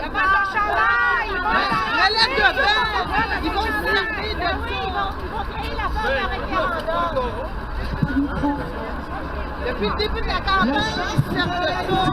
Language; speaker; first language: French; native; French